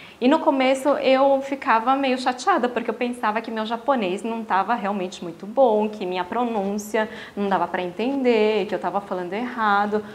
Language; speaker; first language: Portuguese; native; Portuguese